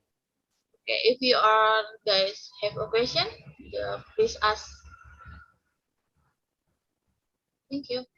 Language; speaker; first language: English; non-native, learner; Indonesian